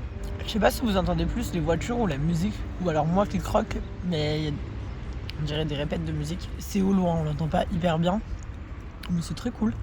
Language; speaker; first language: French; native; French